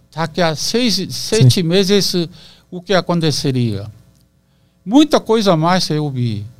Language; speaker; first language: Portuguese; non-native, learner; Korean